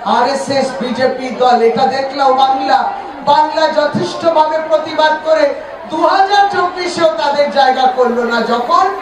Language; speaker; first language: Bangla; native; Bangla